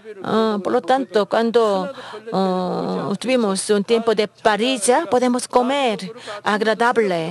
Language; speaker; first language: Spanish; non-native, learner; Korean